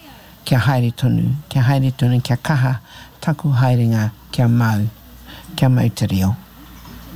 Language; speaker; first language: Māori; non-native, local second language; English